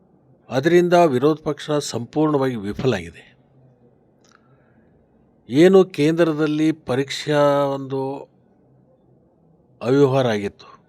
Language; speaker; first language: Kannada; native; Kannada